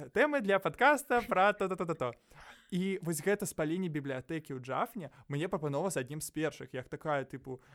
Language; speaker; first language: Belarusian; native; Belarusian